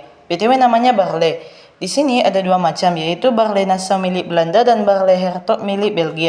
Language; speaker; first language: Indonesian; native; Indonesian